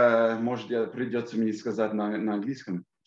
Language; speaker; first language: Russian; non-native, fluent; English